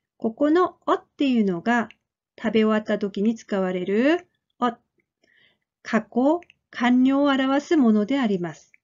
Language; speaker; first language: Japanese; non-native, fluent; Korean